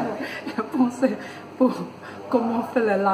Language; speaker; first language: French; non-native, learner; Chinese